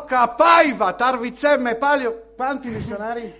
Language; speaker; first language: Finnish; non-native, learner; Italian